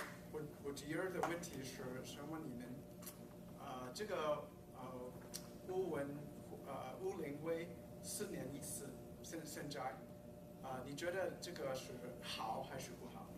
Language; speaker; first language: Chinese; non-native, learner; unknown